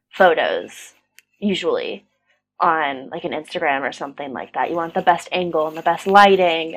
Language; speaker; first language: English; native; English